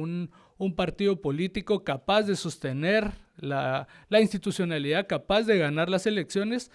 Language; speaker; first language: Spanish; native; Spanish